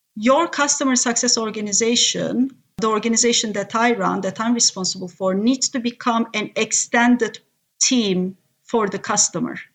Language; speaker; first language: English; non-native, fluent; Turkish